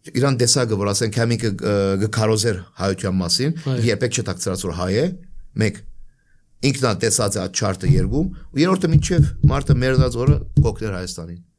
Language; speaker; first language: Armenian; early bilingual, heritage; Armenian